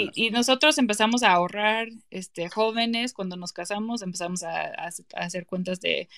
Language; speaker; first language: Spanish; non-native, fluent; English